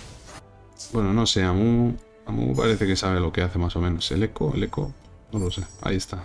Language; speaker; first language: Spanish; native; Spanish